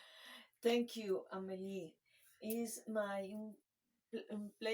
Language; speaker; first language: English; non-native, learner; Spanish